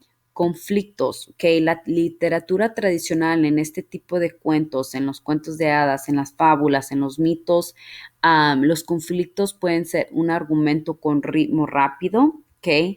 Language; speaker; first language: Spanish; early bilingual, heritage; Spanish